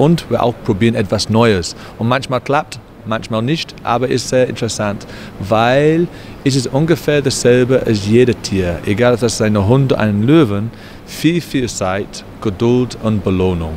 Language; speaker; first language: German; non-native, learner; English